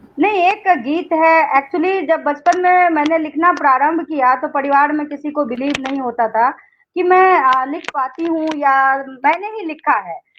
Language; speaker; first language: Hindi; non-native, local second language; Maithili